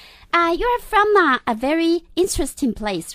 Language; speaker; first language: English; non-native, local second language; Chinese